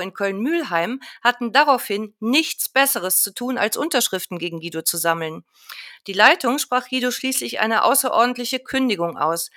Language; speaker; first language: German; native; German